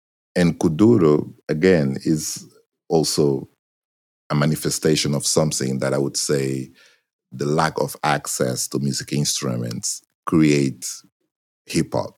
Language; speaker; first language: English; non-native, fluent; Portuguese